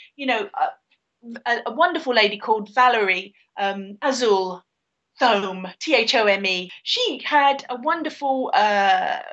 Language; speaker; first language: English; native; English